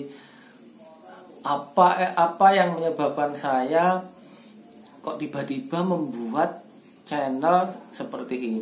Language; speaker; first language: Indonesian; non-native, local second language; Javanese